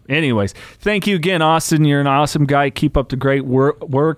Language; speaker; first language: English; native; English